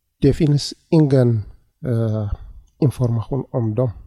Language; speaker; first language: Swedish; non-native, learner; Tigrinya